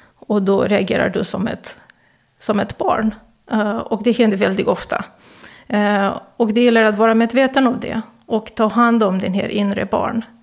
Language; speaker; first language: Swedish; non-native, fluent; Romanian